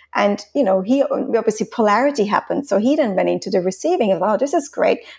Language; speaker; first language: English; non-native, fluent; Swiss German